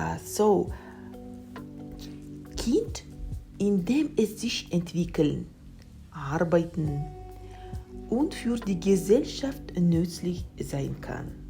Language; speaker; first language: German; non-native, learner; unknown